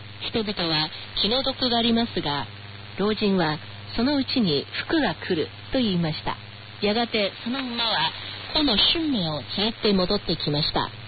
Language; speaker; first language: Japanese; non-native, fluent; Chinese